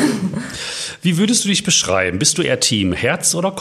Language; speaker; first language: German; native; German